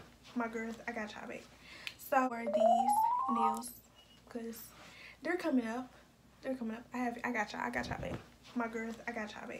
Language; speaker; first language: English; native; English